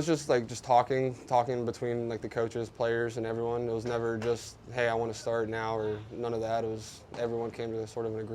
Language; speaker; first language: English; native; English